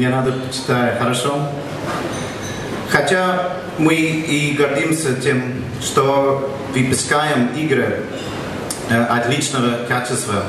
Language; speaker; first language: Russian; non-native, learner; English